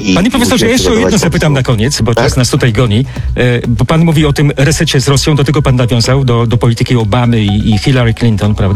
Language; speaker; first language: Polish; native; Polish